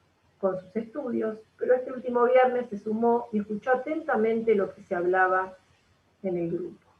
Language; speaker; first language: Spanish; native; Spanish